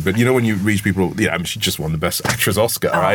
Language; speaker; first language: English; non-native, local second language; Yoruba